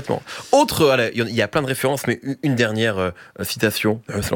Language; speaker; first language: French; native; French